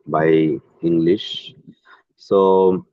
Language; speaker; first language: English; non-native, learner; Bangla